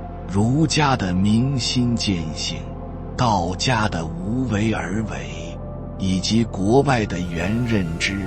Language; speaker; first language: Chinese; native; Chinese